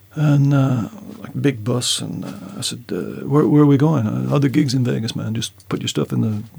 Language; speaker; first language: Swedish; non-native, fluent; English